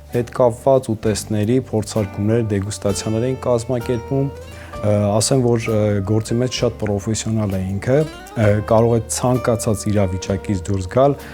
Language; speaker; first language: Armenian; native; Armenian